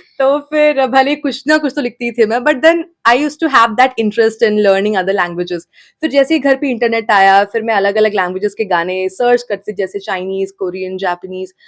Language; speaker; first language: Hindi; non-native, local second language; Malayalam